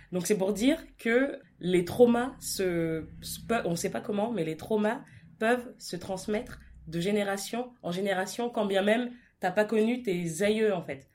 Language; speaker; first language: French; native; French